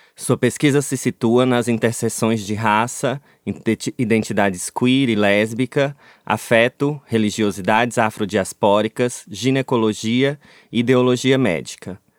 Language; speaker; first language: Portuguese; native; Portuguese